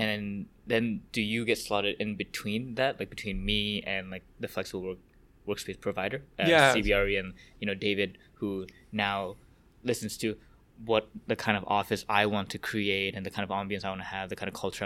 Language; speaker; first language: English; early bilingual, other home language; Korean